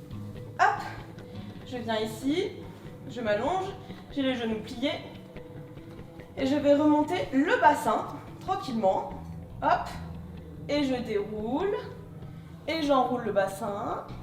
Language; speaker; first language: French; native; French